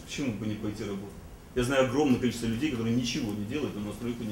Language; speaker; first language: Russian; native; Russian